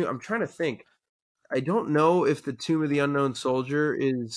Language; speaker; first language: English; native; English